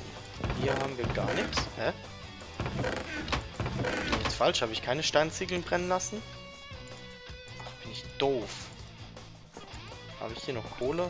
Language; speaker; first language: German; native; German